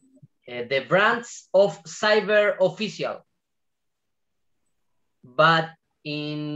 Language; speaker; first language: English; non-native, learner; Spanish